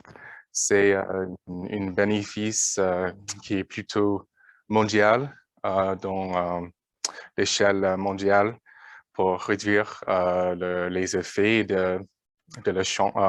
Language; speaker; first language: French; non-native, learner; English